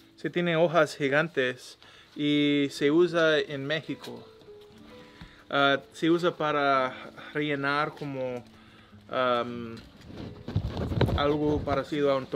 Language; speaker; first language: Spanish; non-native, learner; English